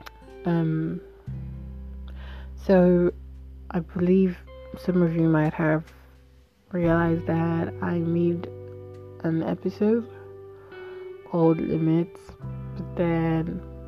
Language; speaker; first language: English; non-native, local second language; Igbo